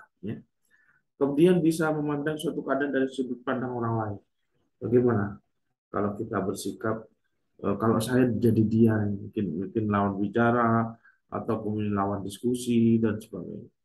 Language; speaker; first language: Indonesian; native; Indonesian